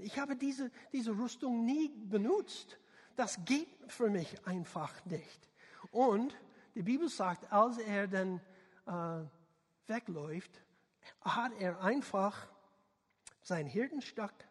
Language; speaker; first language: German; non-native, learner; English